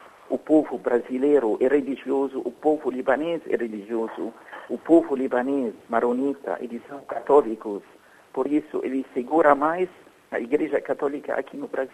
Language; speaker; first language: Portuguese; non-native, fluent; Arabic